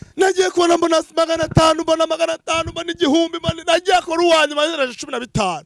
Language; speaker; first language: Kinyarwanda; native; Kinyarwanda